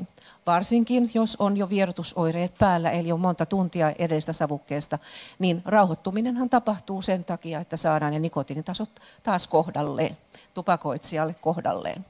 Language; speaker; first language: Finnish; native; Finnish